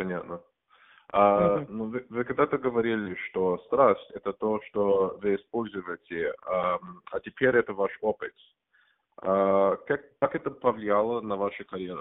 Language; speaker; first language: Russian; non-native, learner; English